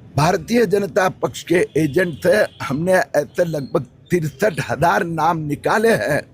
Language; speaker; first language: Hindi; non-native, local second language; Marathi